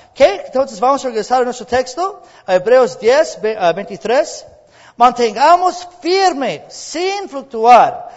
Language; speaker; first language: Spanish; non-native, fluent; English